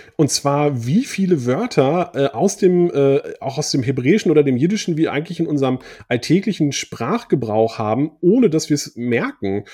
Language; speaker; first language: German; native; German